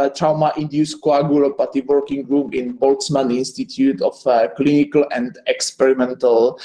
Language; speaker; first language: English; non-native, fluent; Czech